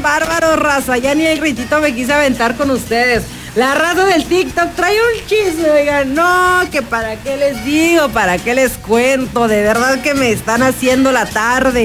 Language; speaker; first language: Spanish; native; Spanish